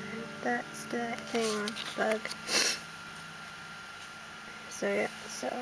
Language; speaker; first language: English; native; English